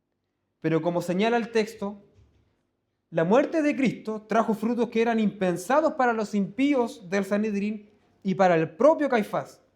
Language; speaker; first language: Spanish; native; Spanish